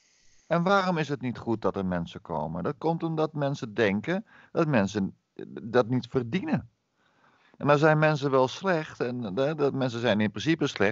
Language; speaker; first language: Dutch; native; Dutch